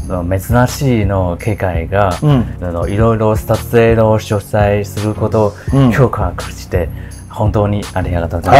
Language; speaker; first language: Japanese; non-native, learner; Chinese